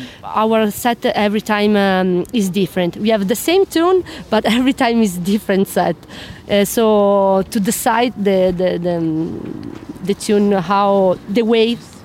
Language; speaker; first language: English; non-native, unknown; Italian